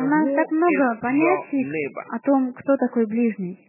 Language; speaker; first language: Russian; native; Russian